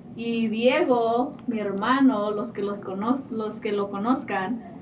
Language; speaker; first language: Spanish; early bilingual, heritage; Spanish